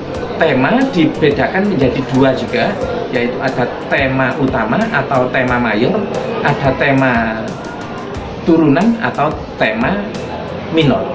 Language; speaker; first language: Indonesian; native; Indonesian